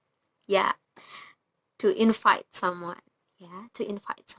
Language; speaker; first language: English; non-native, learner; Indonesian